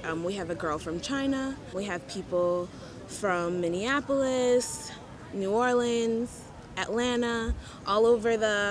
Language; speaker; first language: English; native; English